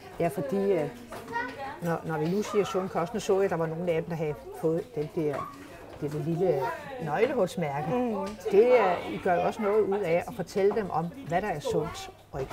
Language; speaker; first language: Danish; native; Danish